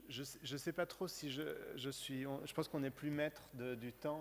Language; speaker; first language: French; native; French